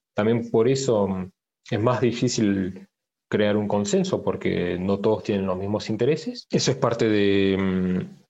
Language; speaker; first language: Spanish; early bilingual, heritage; French